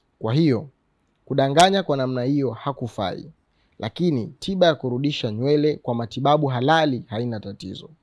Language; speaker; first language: Swahili; native; Swahili